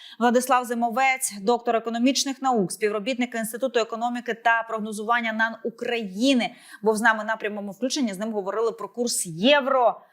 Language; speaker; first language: Ukrainian; native; Ukrainian